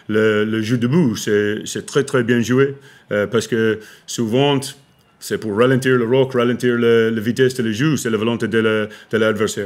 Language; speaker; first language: French; non-native, learner; English